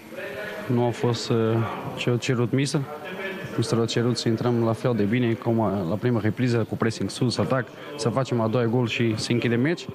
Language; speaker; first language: Romanian; non-native, learner; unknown